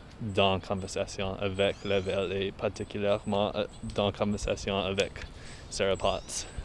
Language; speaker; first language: French; non-native, learner; English